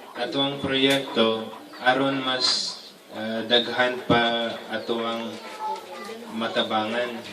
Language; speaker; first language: Cebuano; non-native, learner; Filipino